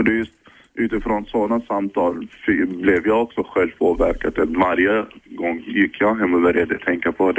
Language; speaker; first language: Swedish; early bilingual, other home language; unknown